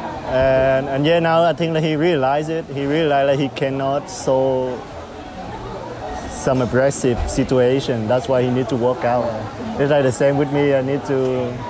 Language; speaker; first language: English; non-native, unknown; Vietnamese